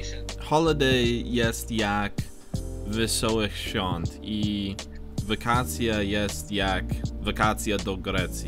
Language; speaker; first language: Polish; non-native, learner; English